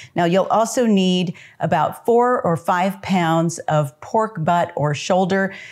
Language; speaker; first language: English; native; English